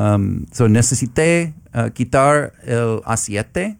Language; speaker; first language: Spanish; non-native, learner; English